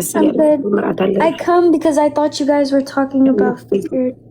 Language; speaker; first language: English; non-native, learner; Amharic